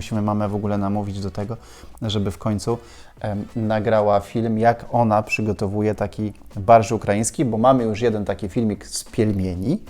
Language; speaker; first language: Polish; native; Polish